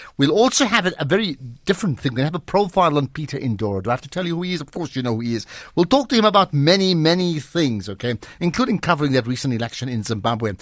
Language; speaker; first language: English; native; English